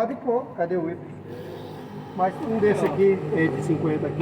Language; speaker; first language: Portuguese; native; Portuguese